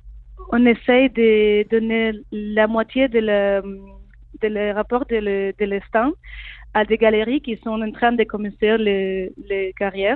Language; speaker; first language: French; non-native, learner; Spanish